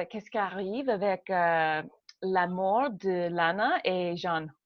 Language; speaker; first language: French; non-native, learner; English